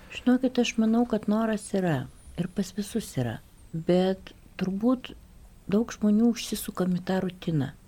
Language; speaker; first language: Lithuanian; native; Lithuanian